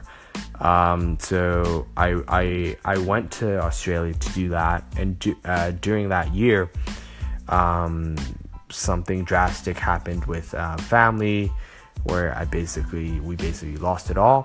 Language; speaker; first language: English; non-native, local second language; Cantonese